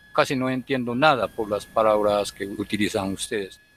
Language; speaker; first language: Spanish; non-native, fluent; Japanese